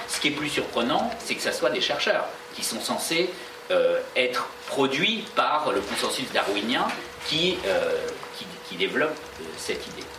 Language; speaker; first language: French; native; French